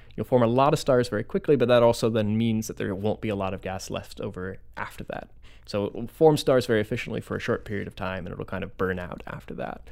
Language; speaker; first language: English; native; English